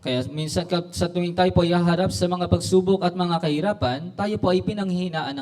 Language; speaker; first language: Filipino; native; Filipino